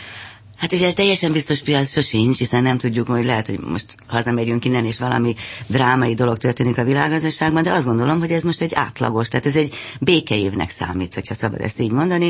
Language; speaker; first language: Hungarian; native; Hungarian